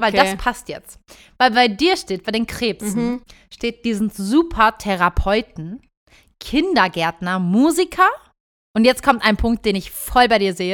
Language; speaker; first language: German; early bilingual, other home language; Turkish